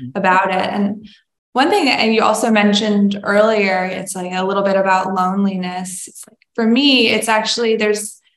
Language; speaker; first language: English; native; English